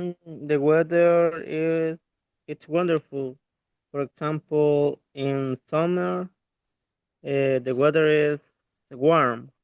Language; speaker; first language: English; non-native, learner; Spanish